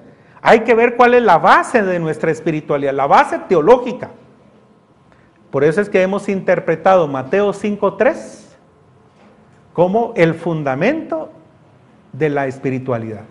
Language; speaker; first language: Spanish; native; Spanish